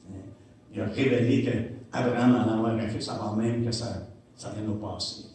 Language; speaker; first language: French; native; French